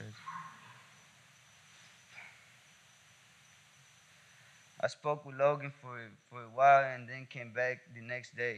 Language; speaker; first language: English; native; English